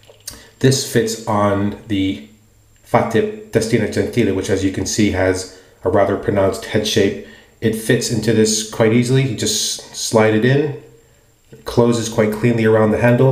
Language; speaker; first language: English; native; English